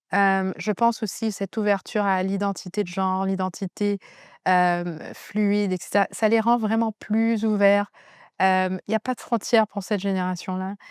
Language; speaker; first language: French; native; French